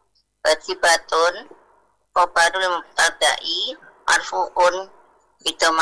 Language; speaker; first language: Arabic; non-native, learner; Indonesian